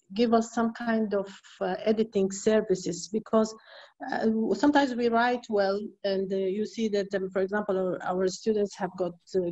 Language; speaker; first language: English; non-native, fluent; Arabic